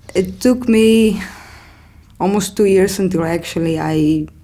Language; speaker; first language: English; non-native, fluent; Romanian